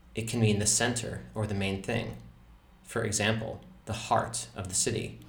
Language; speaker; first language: English; native; English